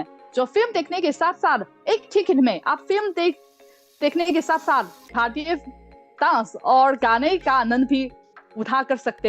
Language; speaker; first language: Hindi; non-native, fluent; Chinese